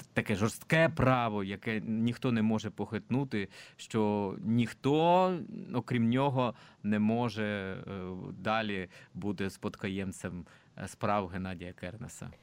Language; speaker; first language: Ukrainian; non-native, local second language; Russian